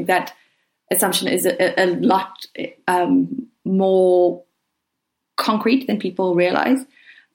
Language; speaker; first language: English; native; English